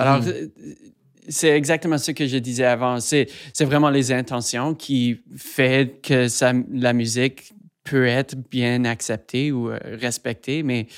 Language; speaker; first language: French; non-native, fluent; English